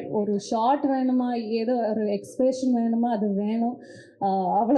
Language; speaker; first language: Tamil; non-native, learner; Kannada